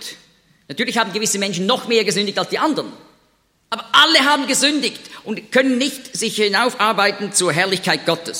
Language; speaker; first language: German; native; German